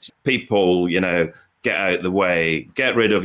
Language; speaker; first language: English; native; English